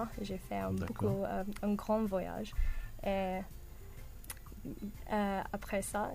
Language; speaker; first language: French; non-native, learner; English